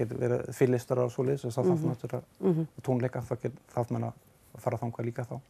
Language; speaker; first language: Icelandic; non-native, fluent; Danish